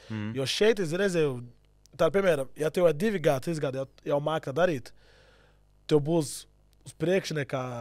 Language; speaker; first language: Latvian; non-native, learner; Portuguese